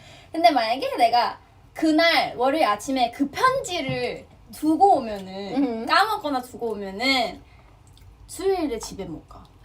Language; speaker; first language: Korean; non-native, fluent; Chinese